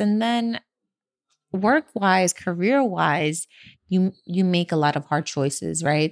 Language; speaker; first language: English; early bilingual, other home language; Spanish